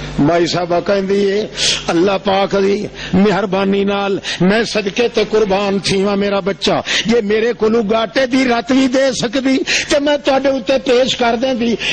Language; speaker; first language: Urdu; non-native, local second language; Saraiki